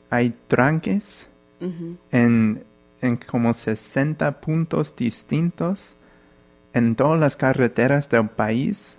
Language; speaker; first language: Spanish; non-native, fluent; English